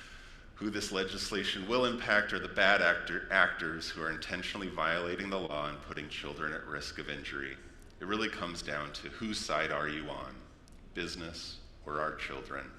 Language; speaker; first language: English; native; English